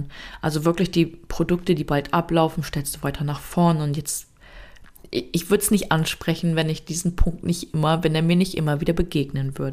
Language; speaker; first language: German; native; German